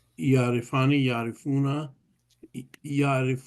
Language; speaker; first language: Arabic; non-native, learner; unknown